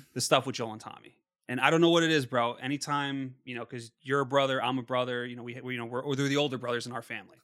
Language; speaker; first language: English; native; English